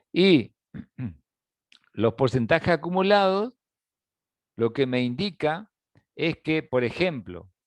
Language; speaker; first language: Spanish; native; Spanish